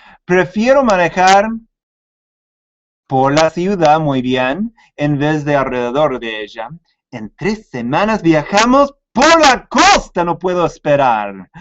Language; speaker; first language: Spanish; non-native, fluent; English